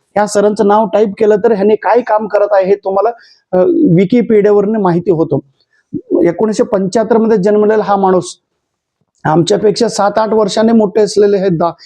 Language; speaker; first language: Marathi; non-native, local second language; Kannada